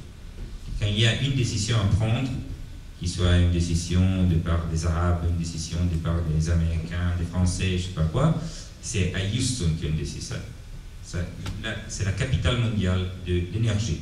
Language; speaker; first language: French; non-native, fluent; Italian